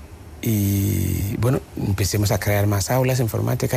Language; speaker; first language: Spanish; non-native, fluent; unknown